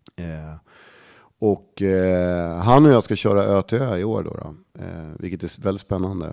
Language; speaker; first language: Swedish; native; Swedish